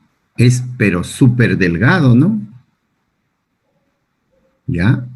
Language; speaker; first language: Spanish; native; Spanish